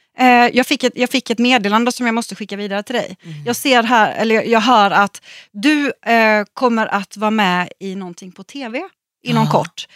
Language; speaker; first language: Swedish; native; Swedish